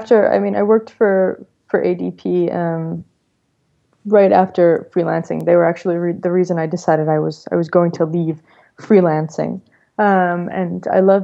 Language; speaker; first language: English; native; English